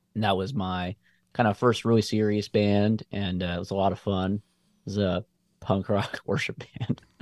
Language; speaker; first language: English; native; English